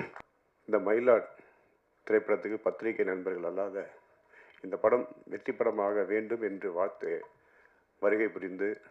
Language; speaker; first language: Tamil; native; Tamil